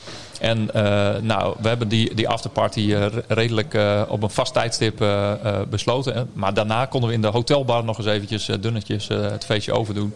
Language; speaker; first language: Dutch; native; Dutch